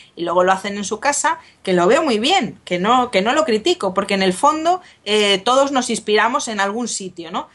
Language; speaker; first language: Spanish; native; Spanish